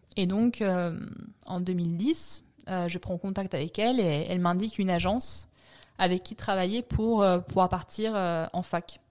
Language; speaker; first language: French; early bilingual, other home language; Italian